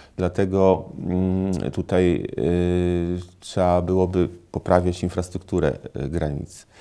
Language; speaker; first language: Polish; native; Polish